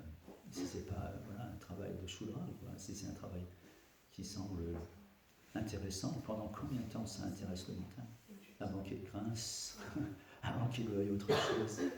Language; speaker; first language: French; native; French